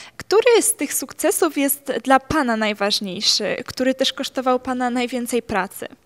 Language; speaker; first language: Polish; native; Polish